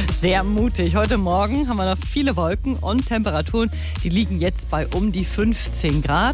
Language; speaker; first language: German; native; German